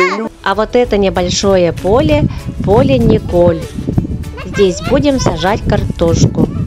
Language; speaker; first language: Russian; non-native, local second language; Yakut